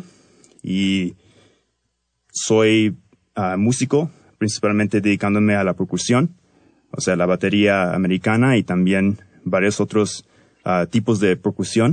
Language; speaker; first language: Spanish; early bilingual, heritage; Spanish